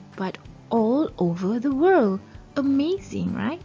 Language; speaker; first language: English; non-native, local second language; Malay